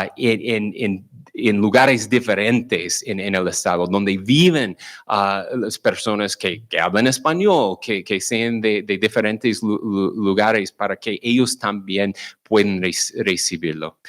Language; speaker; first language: Spanish; non-native, learner; English